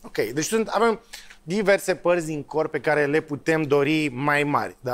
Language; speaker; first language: Romanian; native; Romanian